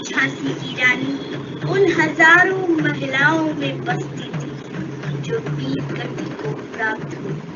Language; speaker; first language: Hindi; native; Hindi